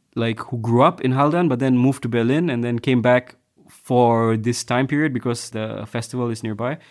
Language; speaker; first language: English; non-native, local second language; Tamil